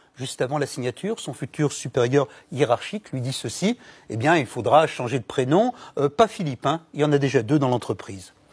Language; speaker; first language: French; native; French